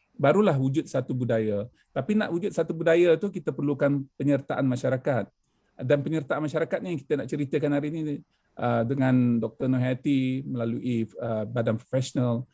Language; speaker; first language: Malay; native; Malay